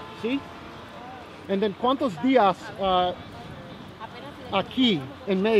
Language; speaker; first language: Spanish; non-native, learner; English